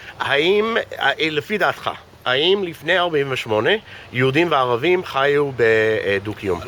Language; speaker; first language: Hebrew; non-native, fluent; English